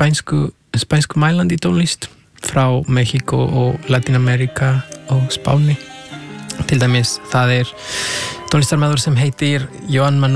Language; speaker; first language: Icelandic; non-native, fluent; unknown